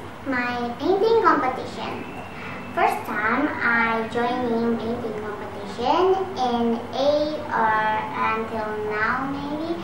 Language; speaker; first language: English; non-native, learner; Indonesian